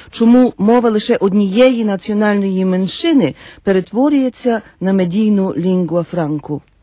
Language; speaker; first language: Ukrainian; native; Ukrainian